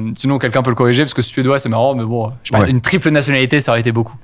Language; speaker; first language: French; native; French